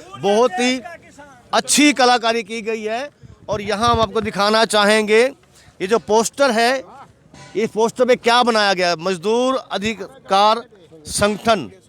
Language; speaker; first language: Hindi; native; Hindi